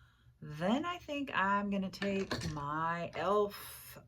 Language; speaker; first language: English; native; English